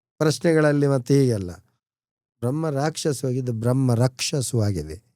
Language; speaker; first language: Kannada; non-native, local second language; Tulu